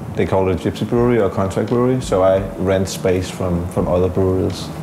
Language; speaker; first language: English; non-native, fluent; Danish